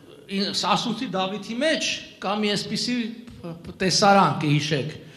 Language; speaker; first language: Armenian; native; Armenian